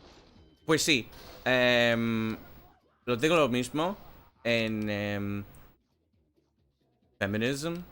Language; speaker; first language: Spanish; non-native, learner; English